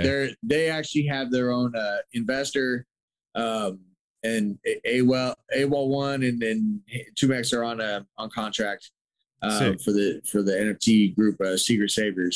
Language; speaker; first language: English; native; English